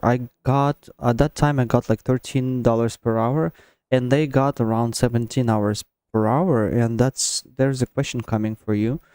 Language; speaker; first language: English; non-native, fluent; Russian